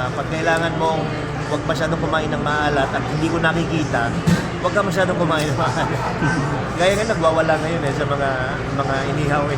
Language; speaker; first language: Filipino; native; Filipino